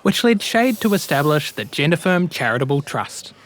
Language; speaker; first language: English; native; English